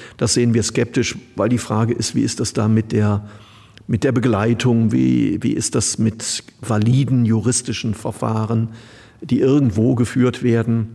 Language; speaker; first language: German; native; German